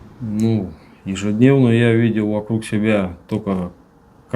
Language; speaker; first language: Russian; native; Russian